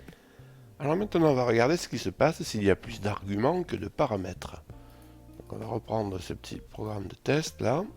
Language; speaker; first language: French; native; French